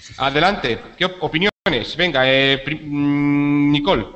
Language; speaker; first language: Spanish; native; Spanish